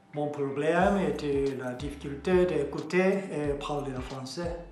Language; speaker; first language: French; non-native, learner; Japanese